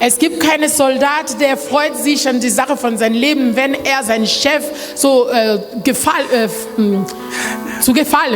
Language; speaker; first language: German; non-native, learner; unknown